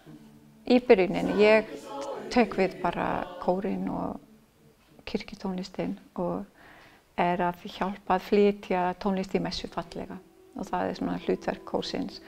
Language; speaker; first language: Icelandic; non-native, fluent; English